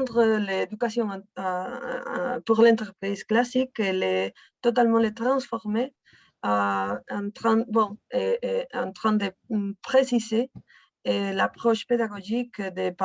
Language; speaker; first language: French; non-native, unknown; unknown